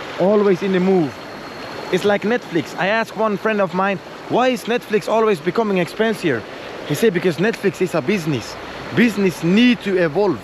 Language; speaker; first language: English; non-native, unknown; Swedish